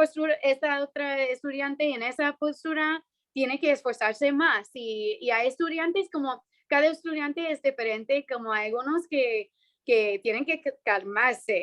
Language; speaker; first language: Spanish; non-native, fluent; English